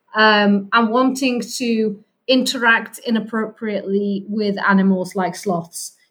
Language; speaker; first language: English; native; English